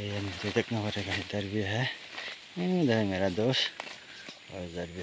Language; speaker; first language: Hindi; non-native, local second language; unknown